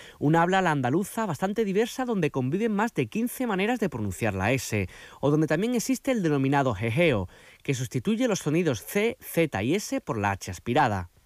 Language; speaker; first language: Spanish; native; Spanish